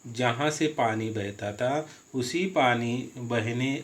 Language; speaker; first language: Hindi; non-native, local second language; Marathi